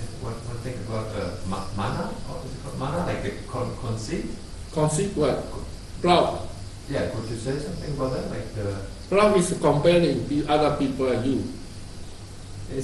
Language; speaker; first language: English; non-native, learner; Burmese